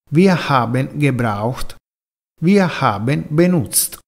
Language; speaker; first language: German; non-native, fluent; Italian